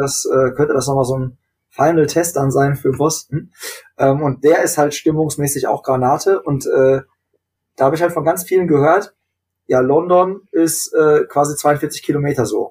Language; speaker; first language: German; native; German